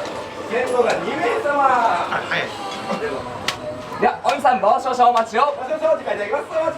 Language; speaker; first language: Japanese; native; Japanese